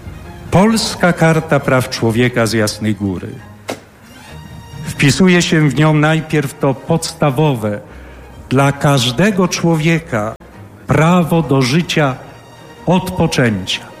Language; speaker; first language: Polish; native; Polish